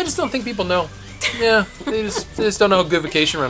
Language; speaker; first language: English; native; English